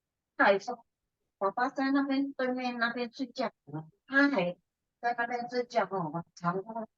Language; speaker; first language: Chinese; early bilingual, heritage; Chinese